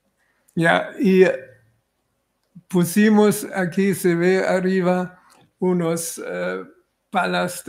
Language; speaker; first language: Spanish; non-native, fluent; German